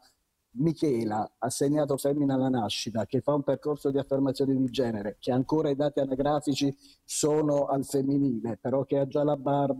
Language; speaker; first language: Italian; native; Italian